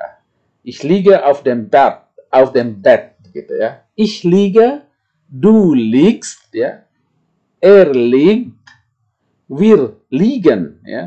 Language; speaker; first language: German; non-native, fluent; Indonesian